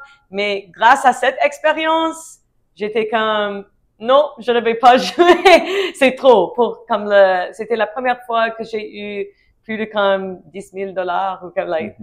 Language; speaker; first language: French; non-native, learner; English